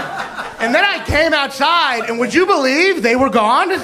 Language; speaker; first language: English; native; English